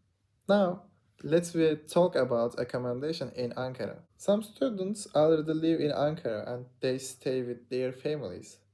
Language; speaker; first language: English; non-native, learner; Turkish